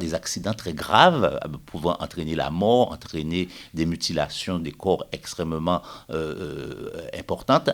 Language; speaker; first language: French; native; French